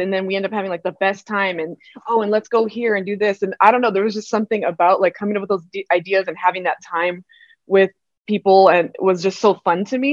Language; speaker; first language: English; native; English